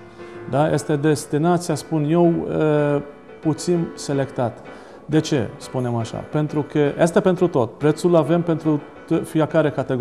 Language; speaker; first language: Romanian; non-native, learner; Maltese